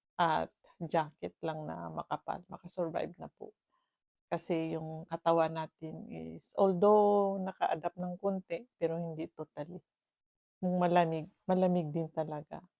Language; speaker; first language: Filipino; non-native, local second language; Cebuano